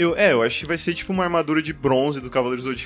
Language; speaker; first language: Portuguese; native; Portuguese